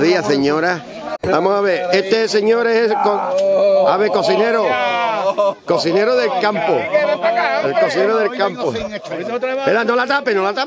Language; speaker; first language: Spanish; native; Spanish